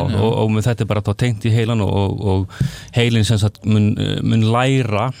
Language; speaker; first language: Icelandic; native; Icelandic